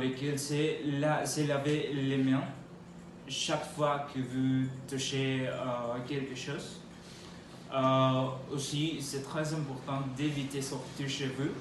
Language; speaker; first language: French; non-native, learner; Spanish